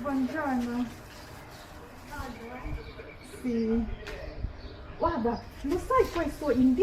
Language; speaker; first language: Italian; non-native, learner; Mizo